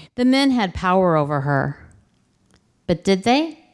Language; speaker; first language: English; early bilingual, other home language; Spanish